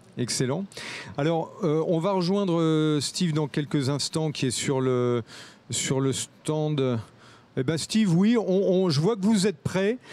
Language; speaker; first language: French; native; French